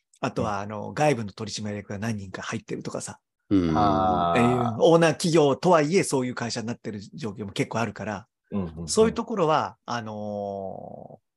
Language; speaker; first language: Japanese; native; Japanese